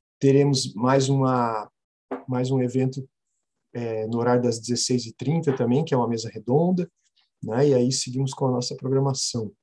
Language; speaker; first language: Portuguese; native; Portuguese